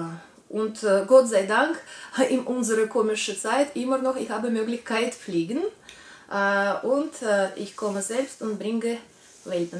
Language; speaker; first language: German; non-native, learner; Russian